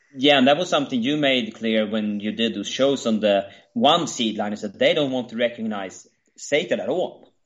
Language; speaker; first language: English; non-native, fluent; Swedish